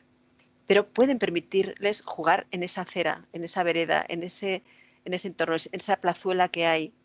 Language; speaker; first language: Spanish; native; Spanish